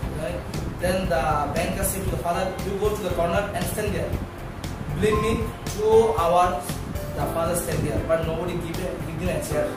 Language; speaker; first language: English; non-native, learner; Bangla